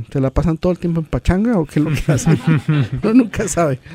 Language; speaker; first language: Spanish; native; Spanish